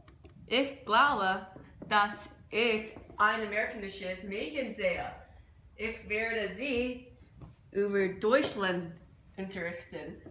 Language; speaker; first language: German; non-native, learner; English